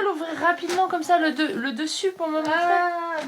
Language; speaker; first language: French; native; French